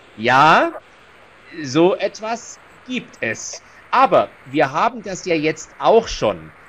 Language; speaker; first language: German; native; German